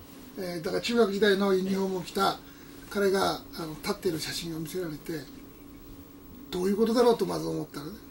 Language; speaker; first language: Japanese; native; Japanese